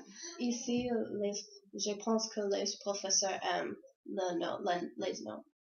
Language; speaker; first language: French; non-native, learner; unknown